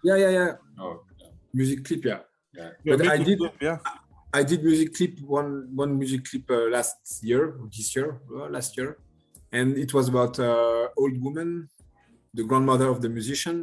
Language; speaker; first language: English; non-native, learner; French